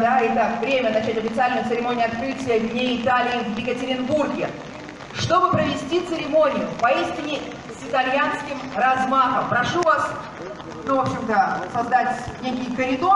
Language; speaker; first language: Russian; native; Russian